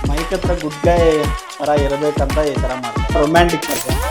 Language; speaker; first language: Kannada; non-native, local second language; Telugu